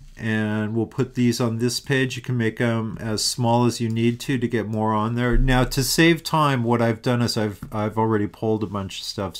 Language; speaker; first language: English; native; English